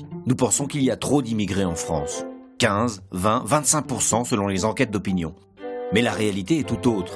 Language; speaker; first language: French; native; French